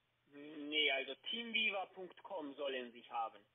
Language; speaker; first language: German; non-native, learner; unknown